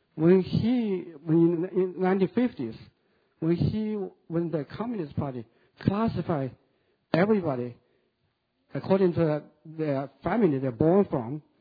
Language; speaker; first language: English; non-native, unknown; Chinese